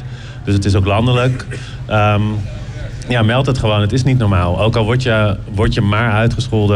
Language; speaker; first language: Dutch; native; Dutch